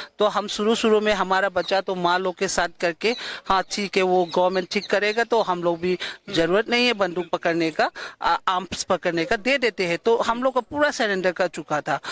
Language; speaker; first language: Hindi; non-native, local second language; Manipuri